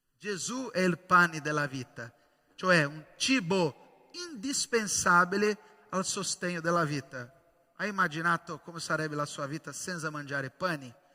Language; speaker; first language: Italian; non-native, fluent; Portuguese